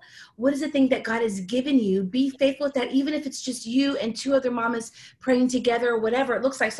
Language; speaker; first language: English; native; English